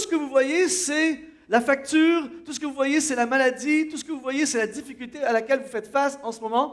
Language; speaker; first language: French; native; French